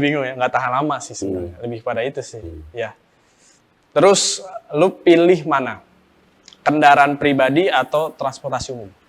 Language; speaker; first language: Indonesian; native; Indonesian